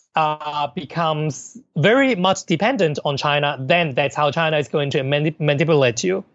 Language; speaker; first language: English; non-native, local second language; Cantonese